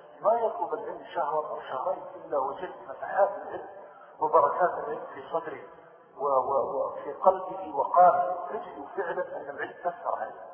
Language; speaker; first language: Arabic; native; Arabic